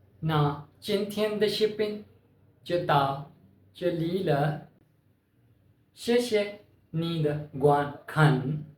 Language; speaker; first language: Chinese; non-native, fluent; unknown